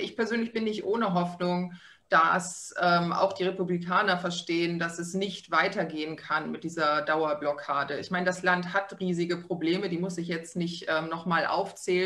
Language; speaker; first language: German; native; German